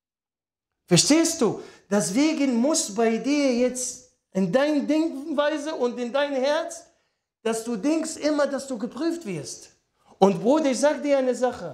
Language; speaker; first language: German; non-native, fluent; Arabic